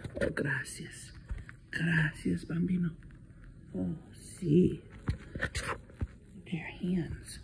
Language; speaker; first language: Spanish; non-native, learner; English